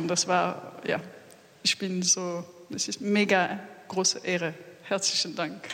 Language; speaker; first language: German; non-native, learner; French